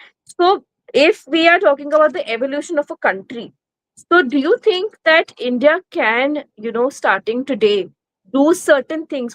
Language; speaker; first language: English; non-native, local second language; Hindi